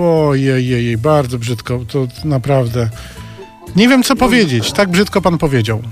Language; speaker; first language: Polish; native; Polish